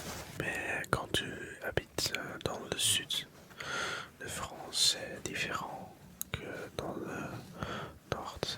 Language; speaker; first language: French; early bilingual, other home language; Dutch